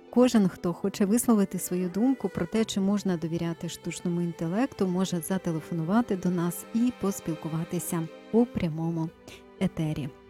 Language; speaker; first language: Ukrainian; native; Ukrainian